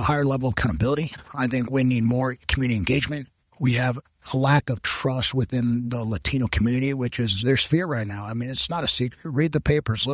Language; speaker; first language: English; non-native, local second language; Spanish